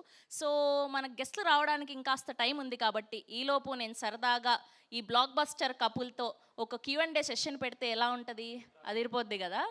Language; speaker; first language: Telugu; native; Telugu